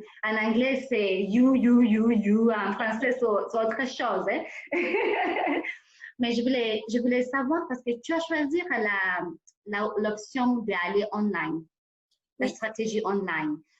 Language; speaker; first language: French; non-native, fluent; English